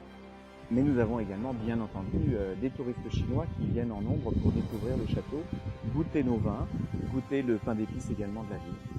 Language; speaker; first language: French; native; French